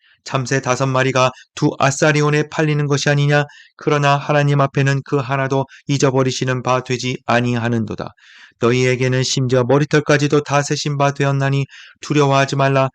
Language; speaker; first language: Korean; native; Korean